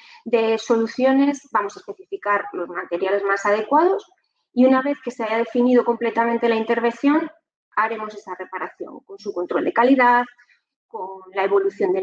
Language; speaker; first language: Spanish; native; Spanish